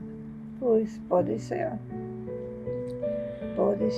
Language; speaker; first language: Portuguese; non-native, fluent; Italian